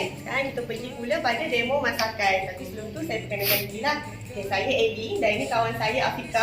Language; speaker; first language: Malay; native; Malay